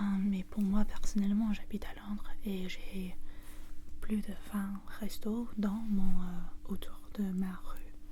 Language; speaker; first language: French; non-native, learner; English